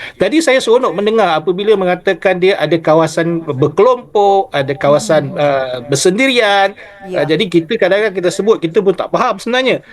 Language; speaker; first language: Malay; native; Malay